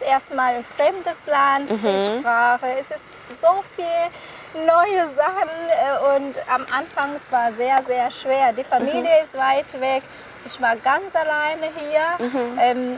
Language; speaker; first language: German; non-native, fluent; Kinyarwanda